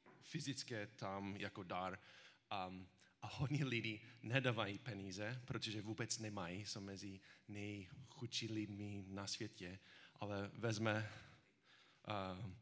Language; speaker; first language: Czech; non-native, learner; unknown